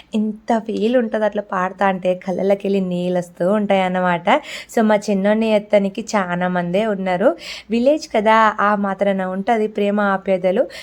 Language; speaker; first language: Telugu; non-native, local second language; Lambadi